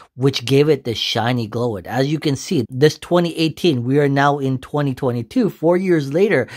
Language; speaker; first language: English; native; English